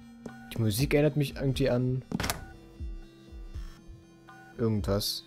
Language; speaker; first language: German; native; German